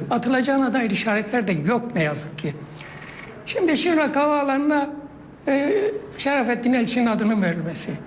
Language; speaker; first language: Turkish; non-native, local second language; Kurdish